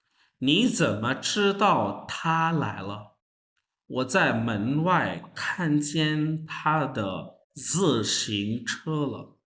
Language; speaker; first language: Chinese; non-native, fluent; Urdu